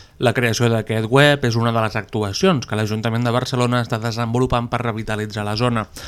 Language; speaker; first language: Catalan; native; Catalan